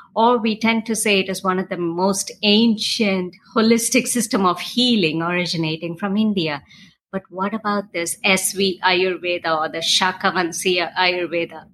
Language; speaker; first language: English; non-native, local second language; Tamil